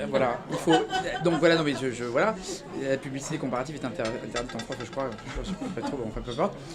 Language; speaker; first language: French; native; French